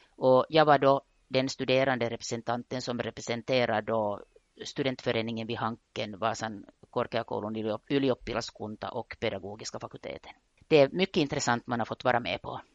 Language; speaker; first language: Swedish; native; Swedish